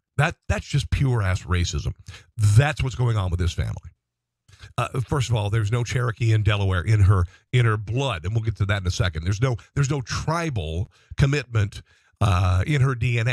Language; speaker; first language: English; native; English